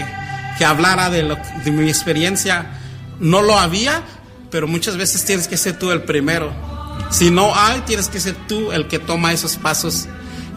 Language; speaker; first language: Spanish; non-native, local second language; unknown